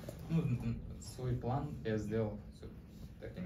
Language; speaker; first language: Russian; non-native, learner; Uzbek